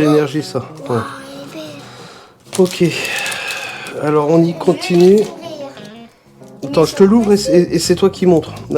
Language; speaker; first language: French; native; French